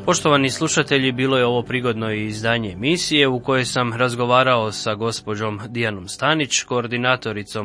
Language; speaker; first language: Serbian; native; Serbian